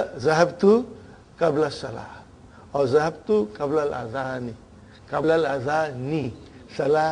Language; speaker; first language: Arabic; non-native, fluent; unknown